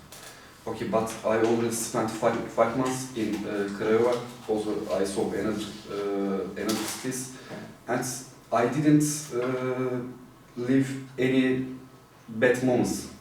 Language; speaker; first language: English; non-native, fluent; Turkish